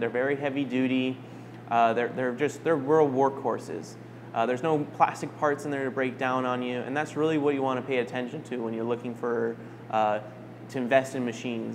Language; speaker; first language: English; native; English